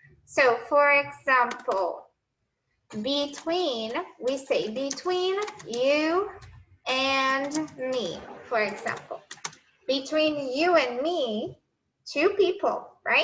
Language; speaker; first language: English; non-native, fluent; Portuguese